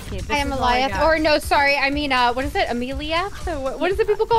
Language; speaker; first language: English; native; English